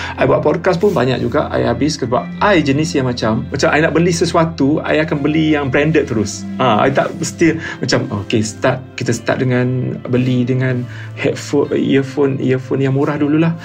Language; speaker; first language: Malay; native; Malay